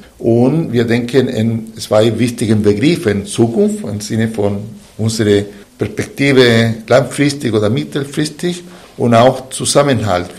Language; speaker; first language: German; non-native, fluent; Spanish